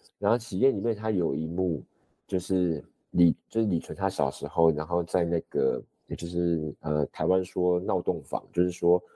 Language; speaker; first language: Chinese; native; Chinese